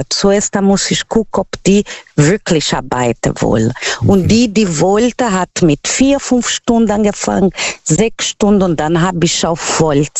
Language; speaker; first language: German; non-native, fluent; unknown